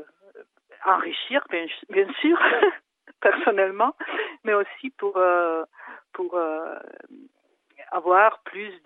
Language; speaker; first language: French; non-native, fluent; Czech